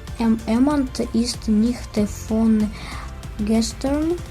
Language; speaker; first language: German; non-native, learner; Ukrainian